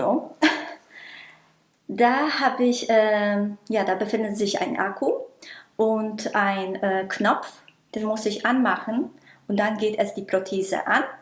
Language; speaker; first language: German; non-native, local second language; Polish